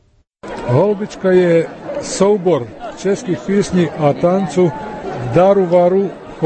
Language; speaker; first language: Czech; early bilingual, heritage; Czech